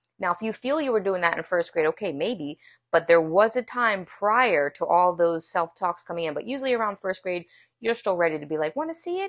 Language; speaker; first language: English; native; English